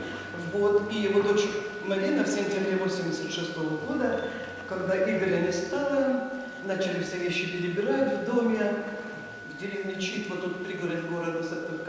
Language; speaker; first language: Russian; native; Russian